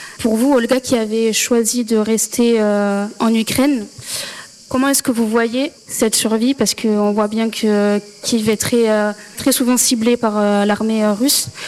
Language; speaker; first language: French; native; French